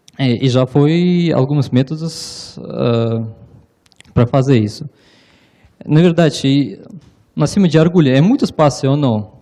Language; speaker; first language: Portuguese; non-native, learner; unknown